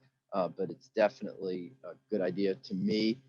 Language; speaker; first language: English; native; English